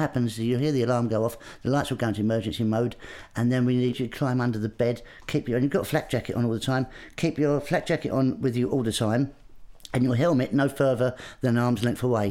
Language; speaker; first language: English; native; English